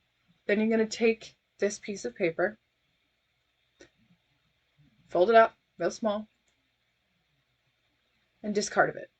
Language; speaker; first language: English; native; English